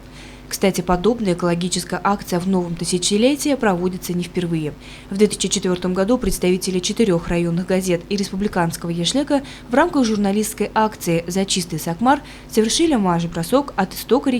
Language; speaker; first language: Russian; native; Russian